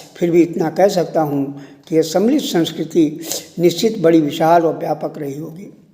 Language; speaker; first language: Hindi; native; Hindi